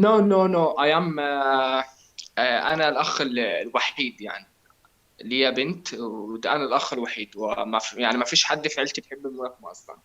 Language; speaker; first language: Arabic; native; Arabic